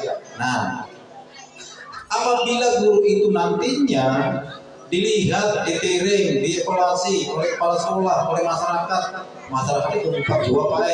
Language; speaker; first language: Indonesian; non-native, local second language; Banjar